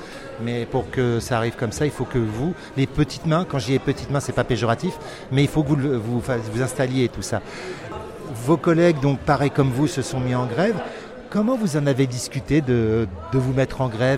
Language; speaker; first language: French; native; French